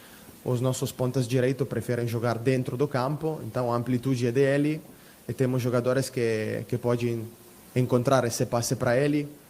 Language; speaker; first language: Portuguese; non-native, fluent; Italian